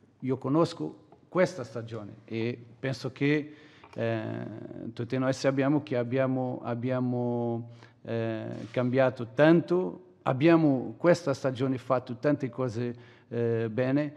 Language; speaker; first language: Italian; non-native, learner; Portuguese